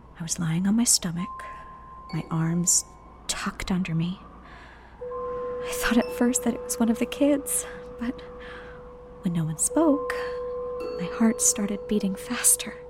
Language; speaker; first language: English; native; English